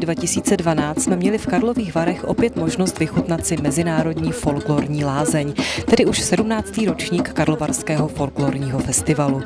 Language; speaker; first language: Czech; native; Czech